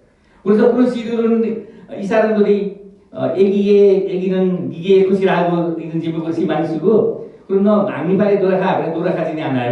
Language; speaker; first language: Korean; non-native, fluent; Nepali